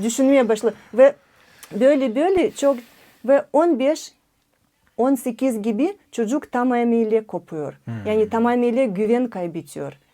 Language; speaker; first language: Turkish; non-native, learner; Russian